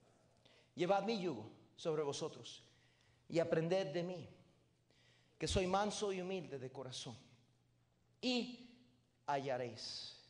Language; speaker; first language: Spanish; native; Spanish